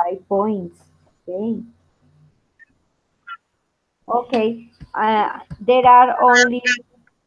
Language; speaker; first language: English; non-native, learner; Spanish